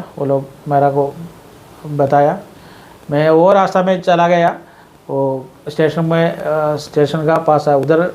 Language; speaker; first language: Hindi; non-native, local second language; Malayalam